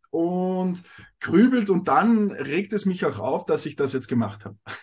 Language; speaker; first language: German; native; German